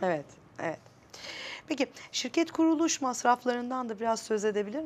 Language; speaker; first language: Turkish; native; Turkish